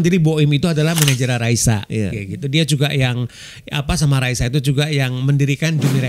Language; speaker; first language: Indonesian; native; Indonesian